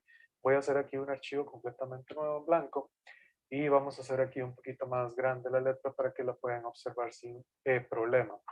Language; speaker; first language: Spanish; native; Spanish